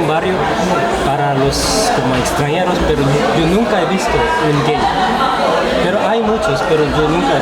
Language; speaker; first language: Spanish; non-native, fluent; Korean